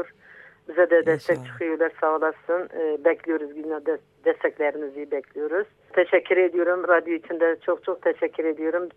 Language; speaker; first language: Turkish; non-native, local second language; Kurdish